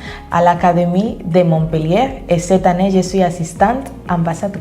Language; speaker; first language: French; non-native, fluent; Spanish